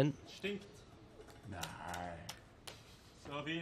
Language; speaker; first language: German; native; German